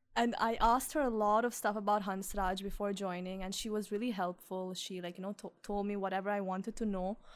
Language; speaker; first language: English; early bilingual, other home language; Russian